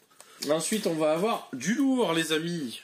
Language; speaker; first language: French; native; French